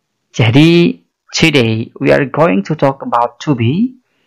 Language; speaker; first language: English; non-native, fluent; Indonesian